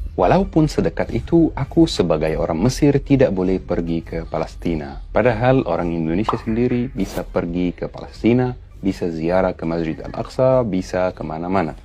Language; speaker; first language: Malay; non-native, fluent; Arabic